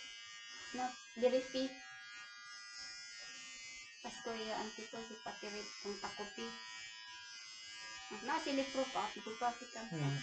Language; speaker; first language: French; non-native, learner; Spanish